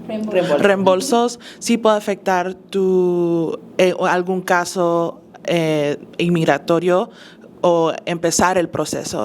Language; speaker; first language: Spanish; early bilingual, other home language; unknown